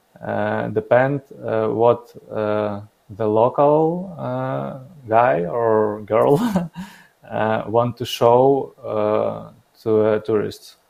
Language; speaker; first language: English; non-native, learner; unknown